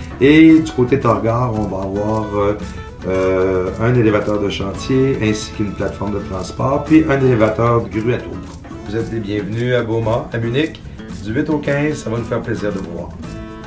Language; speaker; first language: French; native; French